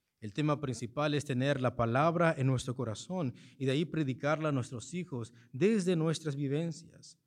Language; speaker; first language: Spanish; early bilingual, heritage; Spanish